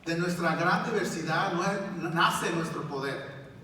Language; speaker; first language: Spanish; early bilingual, heritage; Spanish